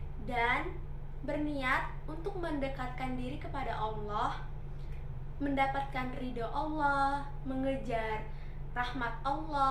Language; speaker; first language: Indonesian; native; Indonesian